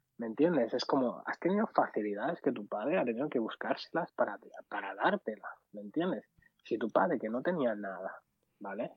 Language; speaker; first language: Spanish; early bilingual, other home language; Arabic